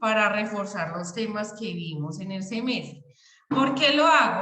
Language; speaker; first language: Spanish; native; Spanish